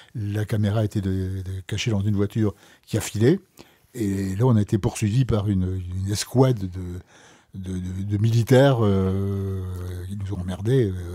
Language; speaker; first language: French; native; French